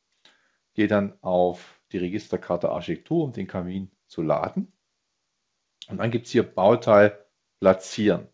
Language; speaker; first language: German; native; German